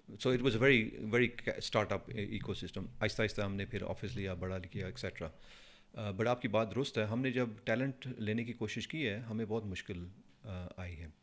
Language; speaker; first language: Urdu; non-native, fluent; Punjabi